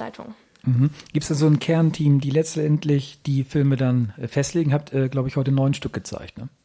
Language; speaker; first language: German; native; German